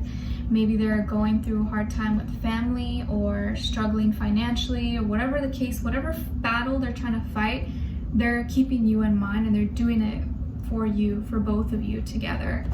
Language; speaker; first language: English; native; English